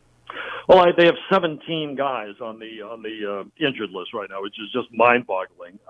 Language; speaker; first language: English; native; English